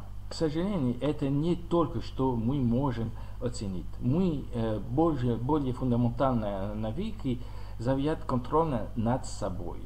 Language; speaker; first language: Russian; non-native, learner; French